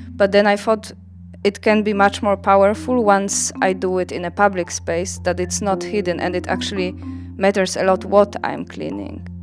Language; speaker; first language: English; non-native, fluent; Polish